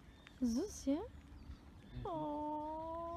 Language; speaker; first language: German; non-native, learner; Indonesian